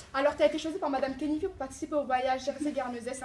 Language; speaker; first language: French; native; French